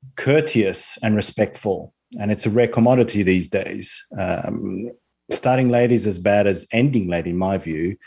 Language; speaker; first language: English; non-native, fluent; Spanish